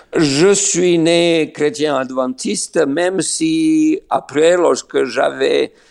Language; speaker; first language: French; non-native, fluent; Serbian